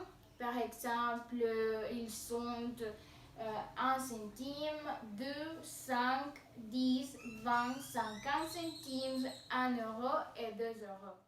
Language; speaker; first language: French; non-native, fluent; Spanish